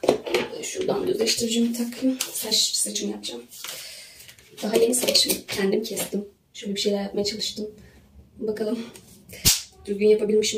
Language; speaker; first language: Turkish; native; Turkish